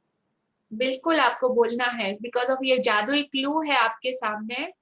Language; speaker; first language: Hindi; native; Hindi